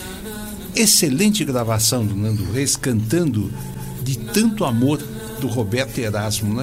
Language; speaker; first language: Portuguese; native; Portuguese